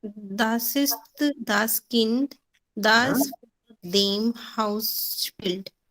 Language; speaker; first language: German; non-native, learner; Hindi